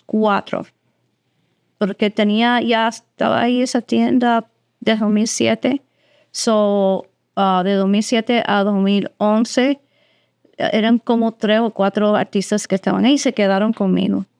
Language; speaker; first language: Spanish; early bilingual, heritage; Spanish